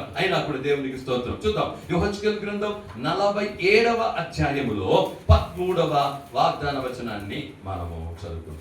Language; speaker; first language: Telugu; native; Telugu